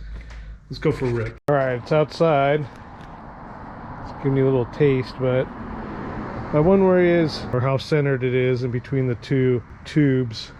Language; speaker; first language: English; native; English